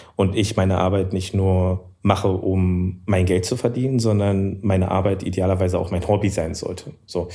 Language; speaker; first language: German; early bilingual, other home language; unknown